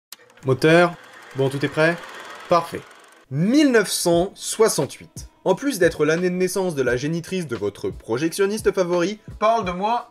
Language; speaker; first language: French; native; French